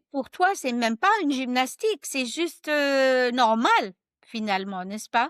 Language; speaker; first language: French; non-native, fluent; English